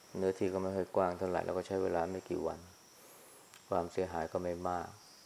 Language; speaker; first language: Thai; native; Thai